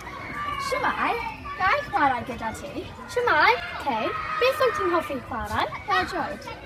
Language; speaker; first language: Welsh; non-native, learner; English